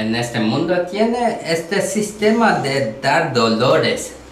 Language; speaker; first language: Spanish; non-native, learner; Korean